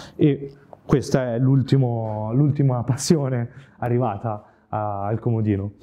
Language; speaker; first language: Italian; native; Italian